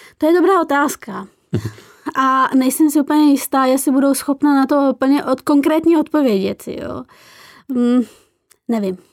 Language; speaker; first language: Czech; early bilingual, other home language; Persian